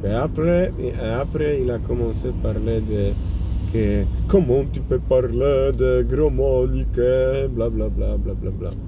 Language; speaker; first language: French; non-native, learner; Polish